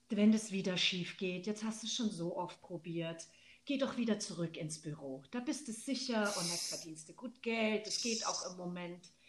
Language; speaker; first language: German; native; German